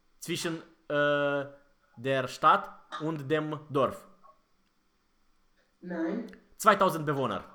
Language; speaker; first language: German; non-native, fluent; Romanian